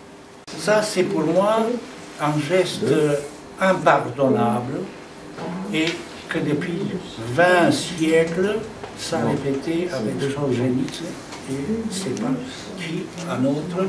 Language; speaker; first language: French; non-native, fluent; Romanian